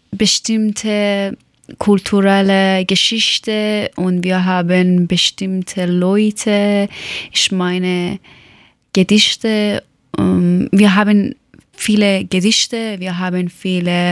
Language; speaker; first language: German; non-native, local second language; Persian